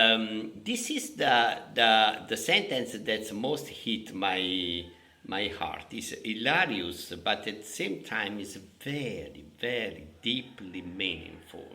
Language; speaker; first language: English; non-native, fluent; Italian